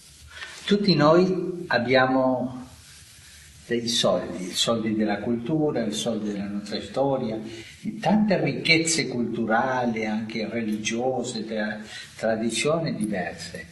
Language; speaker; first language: Italian; non-native, fluent; Spanish